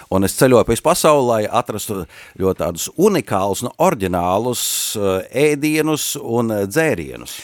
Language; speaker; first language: Latvian; native; Latvian